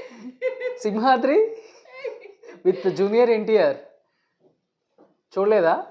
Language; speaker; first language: Telugu; native; Telugu